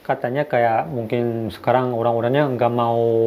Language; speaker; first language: Indonesian; non-native, fluent; Korean